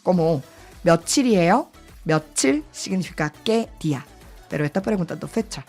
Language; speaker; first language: Spanish; non-native, learner; Korean